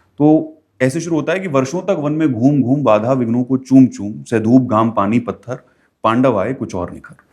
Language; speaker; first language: Hindi; native; Hindi